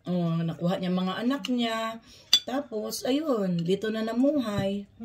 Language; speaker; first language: Filipino; native; Filipino